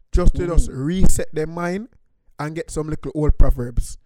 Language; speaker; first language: English; non-native, local second language; Jamaican Creole English